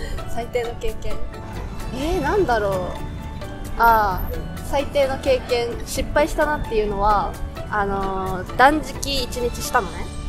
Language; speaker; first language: Japanese; native; Japanese